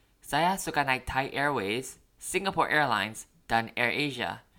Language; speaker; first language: Indonesian; non-native, learner; Thai